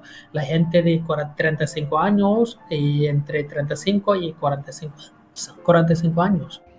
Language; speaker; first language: Spanish; non-native, fluent; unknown